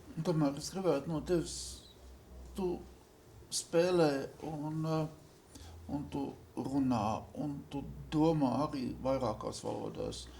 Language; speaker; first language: Latvian; native; Latvian